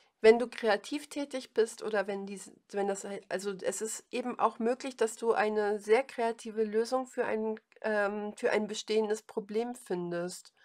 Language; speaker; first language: German; native; German